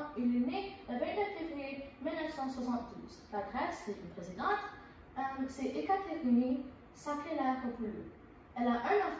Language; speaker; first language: French; non-native, learner; English